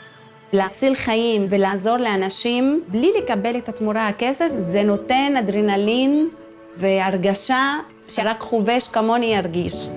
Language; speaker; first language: Hebrew; non-native, local second language; Arabic